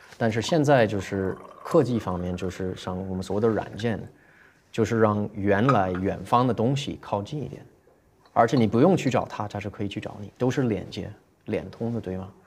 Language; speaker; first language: Chinese; non-native, fluent; English